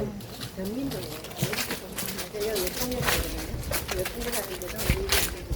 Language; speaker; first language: Korean; native; Korean